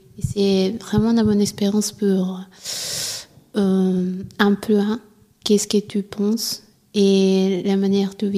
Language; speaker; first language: French; non-native, learner; Italian